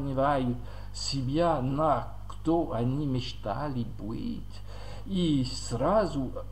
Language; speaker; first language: Russian; non-native, learner; French